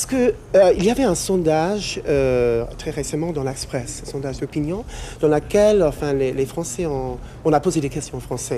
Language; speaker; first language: French; non-native, fluent; English